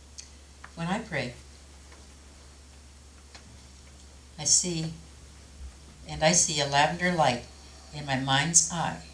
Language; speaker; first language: English; native; English